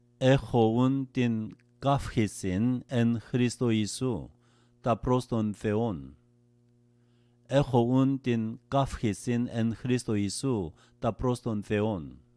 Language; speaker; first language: Greek; non-native, learner; Korean